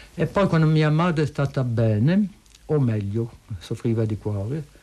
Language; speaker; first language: Italian; early bilingual, heritage; Italian